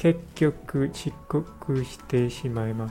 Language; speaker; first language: Japanese; non-native, learner; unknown